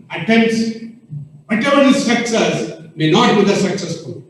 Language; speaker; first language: English; non-native, local second language; Kannada